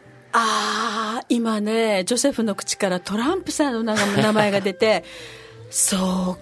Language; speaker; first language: Japanese; native; Japanese